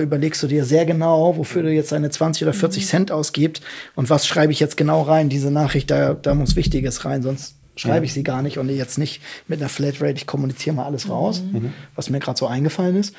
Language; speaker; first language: German; native; German